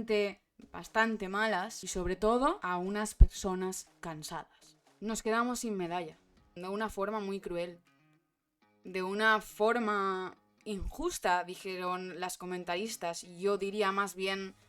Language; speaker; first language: Spanish; native; Spanish